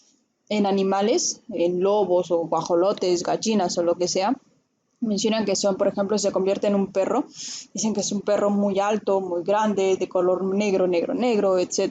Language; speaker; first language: Spanish; native; Spanish